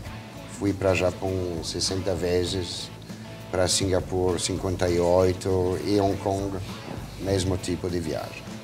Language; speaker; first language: Portuguese; non-native, fluent; French